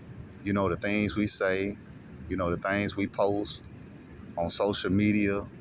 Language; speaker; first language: English; native; English